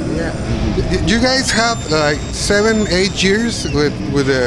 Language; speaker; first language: English; non-native, learner; Spanish